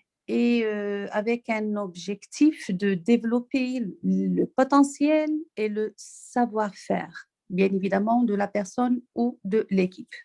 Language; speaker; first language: French; non-native, local second language; Arabic